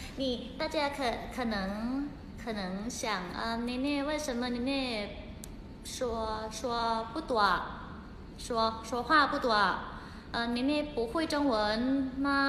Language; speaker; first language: Chinese; non-native, learner; Thai